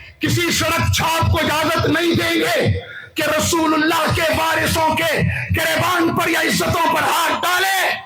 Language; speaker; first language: Urdu; non-native, local second language; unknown